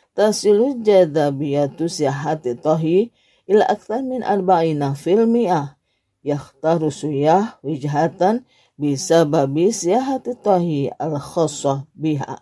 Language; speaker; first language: Arabic; non-native, learner; Indonesian